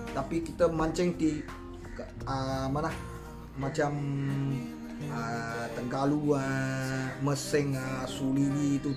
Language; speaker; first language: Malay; non-native, local second language; Chinese